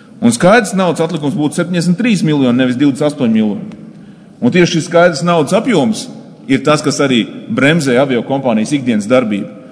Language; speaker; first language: Latvian; native; Latvian